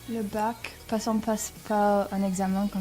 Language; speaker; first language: French; non-native, learner; English